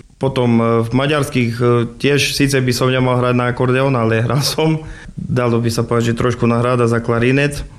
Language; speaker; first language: Slovak; non-native, local second language; Rusyn